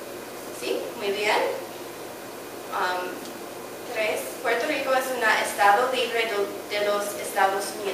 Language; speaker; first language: Spanish; non-native, learner; English